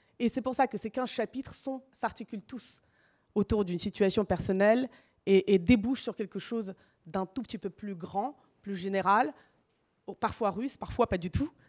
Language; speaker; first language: French; early bilingual, other home language; Russian